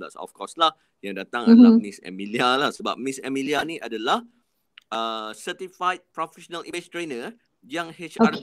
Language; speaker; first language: Malay; native; Malay